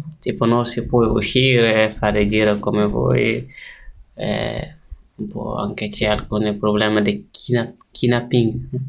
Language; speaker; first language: Italian; non-native, learner; Fula